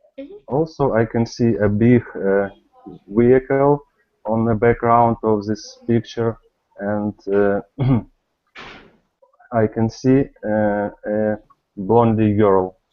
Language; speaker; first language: English; non-native, learner; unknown